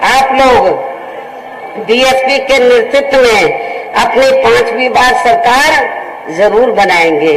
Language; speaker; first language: Hindi; native; Hindi